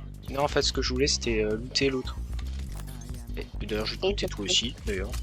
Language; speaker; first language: French; native; French